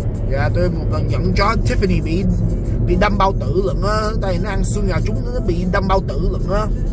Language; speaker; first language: Vietnamese; early bilingual, heritage; Vietnamese